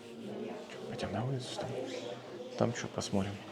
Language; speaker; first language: Russian; native; Russian